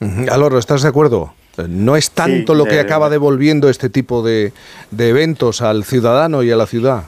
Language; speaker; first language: Spanish; native; Spanish